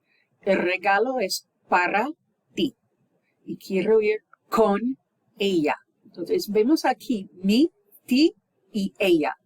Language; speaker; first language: Spanish; non-native, fluent; English